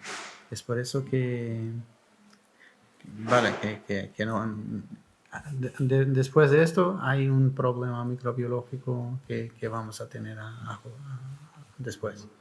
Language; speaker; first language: Spanish; non-native, learner; Portuguese